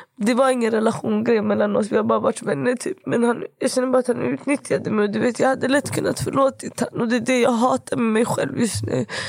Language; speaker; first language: Swedish; early bilingual, other home language; Kurdish